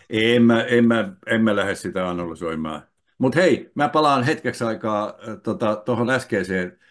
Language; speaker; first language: Finnish; native; Finnish